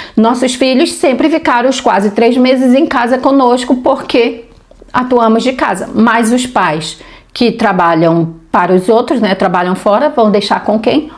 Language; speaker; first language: Portuguese; native; Portuguese